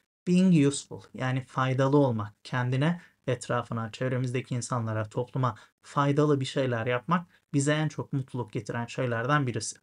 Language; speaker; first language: Turkish; native; Turkish